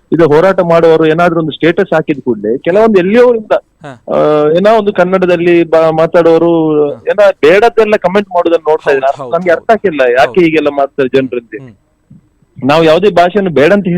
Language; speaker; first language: Kannada; non-native, local second language; Tulu